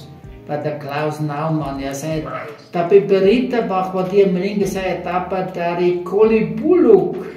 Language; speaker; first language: Indonesian; non-native, fluent; German